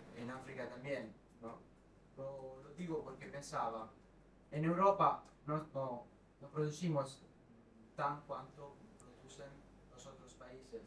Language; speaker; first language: Spanish; non-native, fluent; Italian